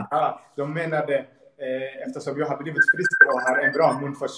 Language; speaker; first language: Swedish; early bilingual, other home language; Somali